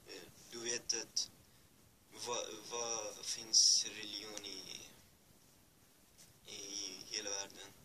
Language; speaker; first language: Swedish; early bilingual, other home language; Persian